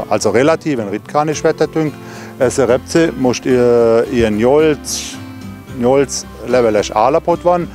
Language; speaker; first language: Hungarian; non-native, fluent; German